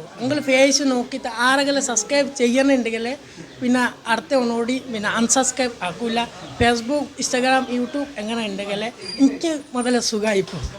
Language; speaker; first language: Malayalam; non-native, local second language; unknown